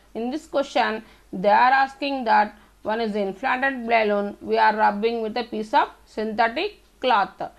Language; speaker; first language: English; non-native, local second language; Telugu